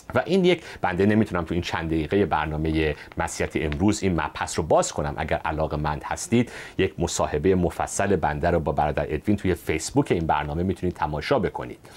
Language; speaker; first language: Persian; native; Persian